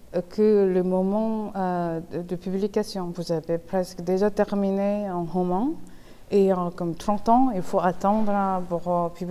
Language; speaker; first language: French; non-native, fluent; Korean